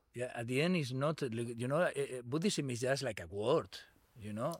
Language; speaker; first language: English; non-native, learner; Spanish